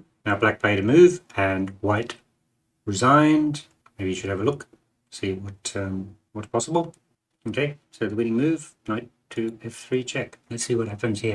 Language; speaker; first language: English; native; English